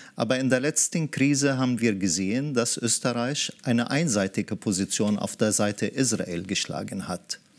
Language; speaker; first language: German; early bilingual, other home language; Arabic